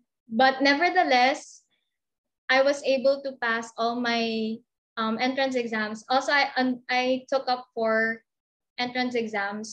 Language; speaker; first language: English; non-native, local second language; Filipino